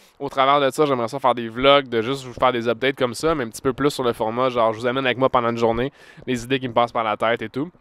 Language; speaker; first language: French; native; French